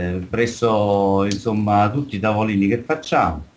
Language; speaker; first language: Italian; native; Italian